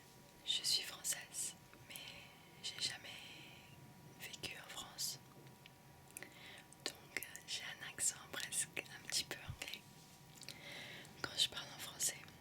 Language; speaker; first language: French; early bilingual, heritage; French